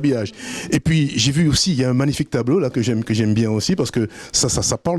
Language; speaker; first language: French; native; French